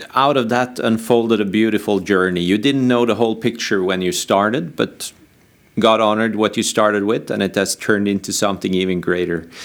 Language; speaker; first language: English; non-native, fluent; Norwegian